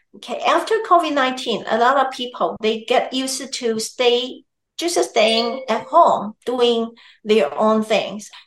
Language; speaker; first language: English; non-native, fluent; Chinese